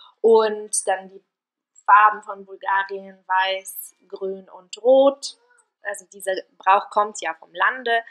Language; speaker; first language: German; non-native, fluent; Bulgarian